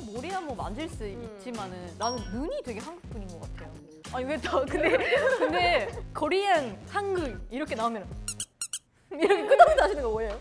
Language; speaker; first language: Korean; native; Korean